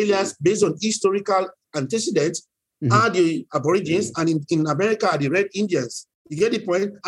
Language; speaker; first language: English; non-native, local second language; Yoruba